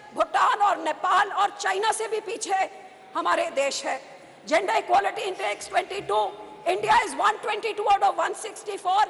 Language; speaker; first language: Hindi; non-native, local second language; Punjabi